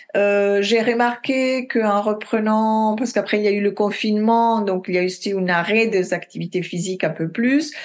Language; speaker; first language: French; non-native, fluent; Italian